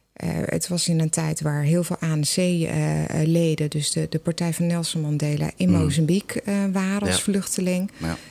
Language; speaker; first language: Dutch; non-native, fluent; Portuguese